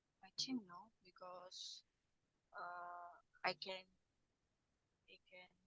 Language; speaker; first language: English; non-native, learner; Indonesian